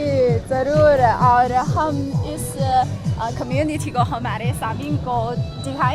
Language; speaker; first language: Urdu; non-native, fluent; Chinese